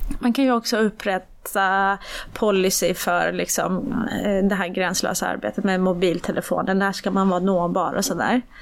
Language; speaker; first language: Swedish; early bilingual, other home language; Persian